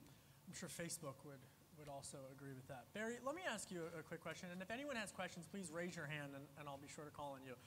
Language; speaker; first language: English; native; English